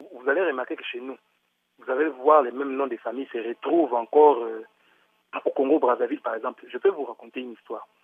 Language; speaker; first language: French; non-native, local second language; Kongo